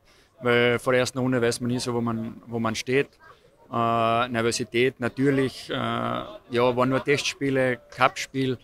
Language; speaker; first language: German; native; German